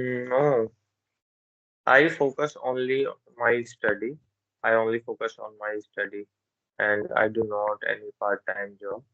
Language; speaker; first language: English; non-native, learner; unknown